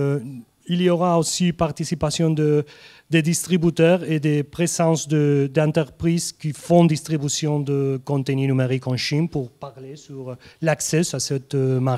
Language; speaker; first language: French; non-native, fluent; Spanish